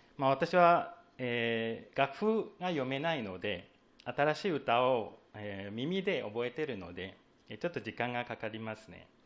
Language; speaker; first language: Japanese; non-native, fluent; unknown